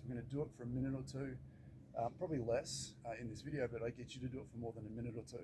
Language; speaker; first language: English; native; English